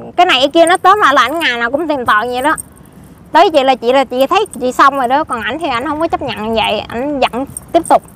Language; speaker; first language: Vietnamese; native; Vietnamese